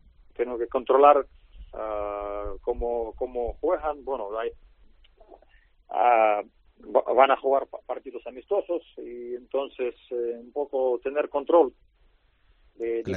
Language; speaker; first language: Spanish; non-native, learner; Russian